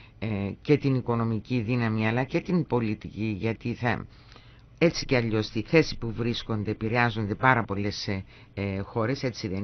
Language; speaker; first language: Greek; native; Greek